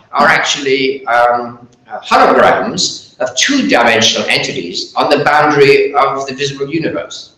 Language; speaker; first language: English; native; English